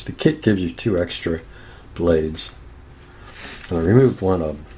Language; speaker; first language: English; native; English